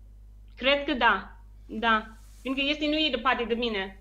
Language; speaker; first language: Romanian; non-native, learner; English